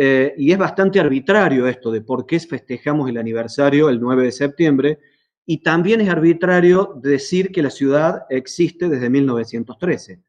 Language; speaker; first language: Spanish; native; Spanish